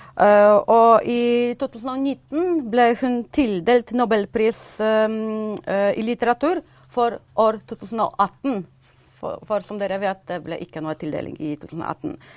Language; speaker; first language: Norwegian; non-native, fluent; Polish